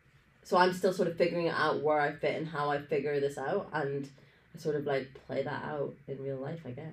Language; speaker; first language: English; early bilingual, other home language; Arabic